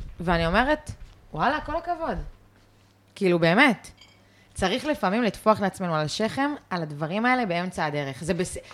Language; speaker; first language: Hebrew; early bilingual, other home language; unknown